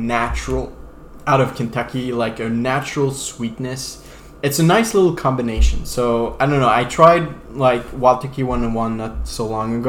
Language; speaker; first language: English; non-native, fluent; French